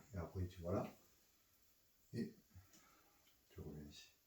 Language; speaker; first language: French; native; French